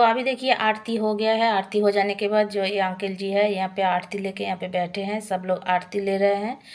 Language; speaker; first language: Hindi; non-native, local second language; Odia